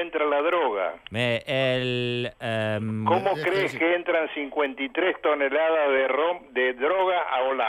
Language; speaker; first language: Spanish; native; Spanish